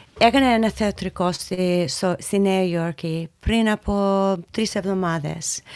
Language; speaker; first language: Greek; early bilingual, heritage; Greek